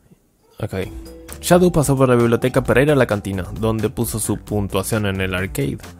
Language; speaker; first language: Spanish; native; Spanish